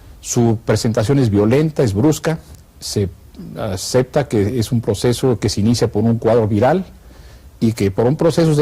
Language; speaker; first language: Spanish; native; Spanish